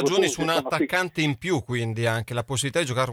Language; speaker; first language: Italian; native; Italian